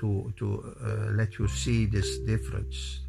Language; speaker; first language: English; non-native, learner; Dutch